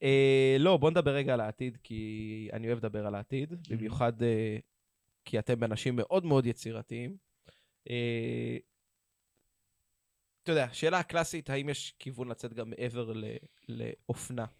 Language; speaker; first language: Hebrew; native; Hebrew